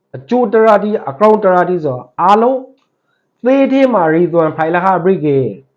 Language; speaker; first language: Burmese; native; Burmese